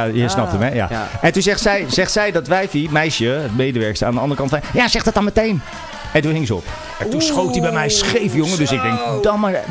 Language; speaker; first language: Dutch; native; Dutch